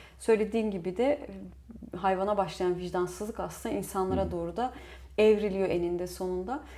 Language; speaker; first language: Turkish; native; Turkish